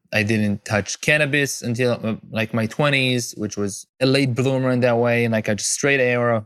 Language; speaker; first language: English; non-native, fluent; Hebrew